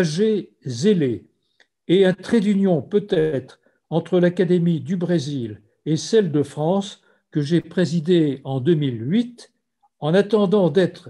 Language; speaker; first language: French; native; French